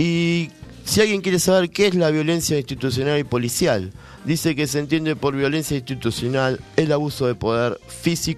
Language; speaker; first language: Spanish; native; Spanish